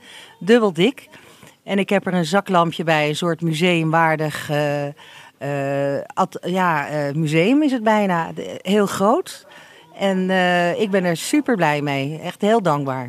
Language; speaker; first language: Dutch; native; Dutch